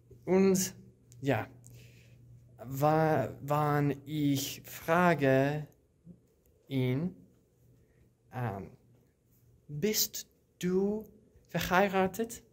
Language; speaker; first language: German; non-native, learner; English